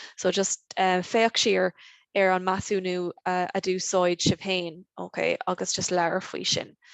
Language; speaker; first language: Irish; non-native, local second language; English